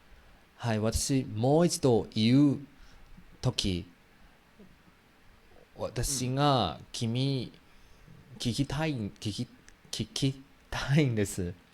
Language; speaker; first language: Japanese; non-native, learner; Chinese